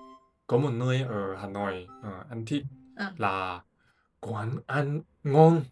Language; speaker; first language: Vietnamese; non-native, fluent; Chinese